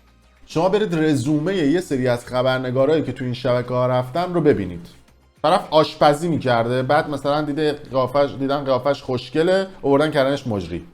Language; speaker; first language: Persian; native; Persian